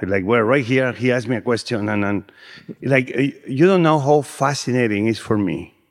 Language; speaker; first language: English; non-native, fluent; Spanish